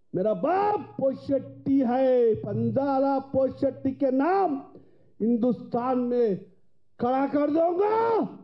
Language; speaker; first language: Hindi; non-native, local second language; Telugu